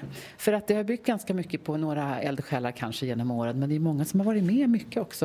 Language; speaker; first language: Swedish; native; Swedish